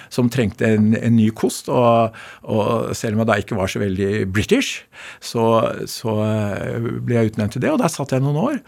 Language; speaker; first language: Norwegian; native; Norwegian